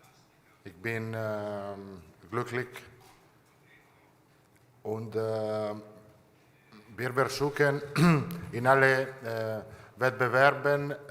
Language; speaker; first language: German; non-native, learner; Italian